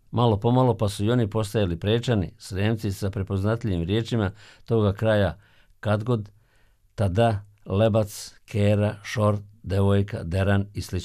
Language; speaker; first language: Serbian; native; Serbian